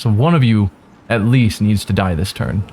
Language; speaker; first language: English; native; English